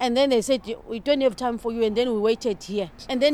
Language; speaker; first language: English; non-native, local second language; Shona